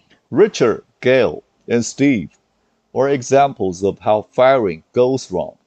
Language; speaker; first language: English; non-native, fluent; Chinese